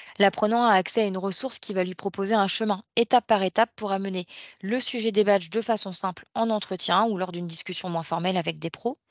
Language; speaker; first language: French; native; French